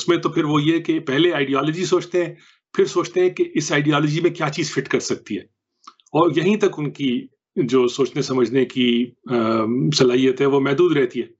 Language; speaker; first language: Urdu; native; Urdu